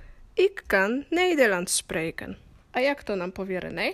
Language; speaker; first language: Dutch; non-native, learner; Polish